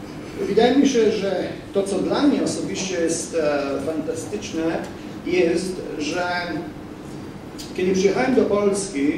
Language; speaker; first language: Polish; non-native, fluent; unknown